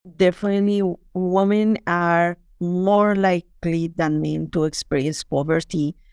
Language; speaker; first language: English; non-native, fluent; Spanish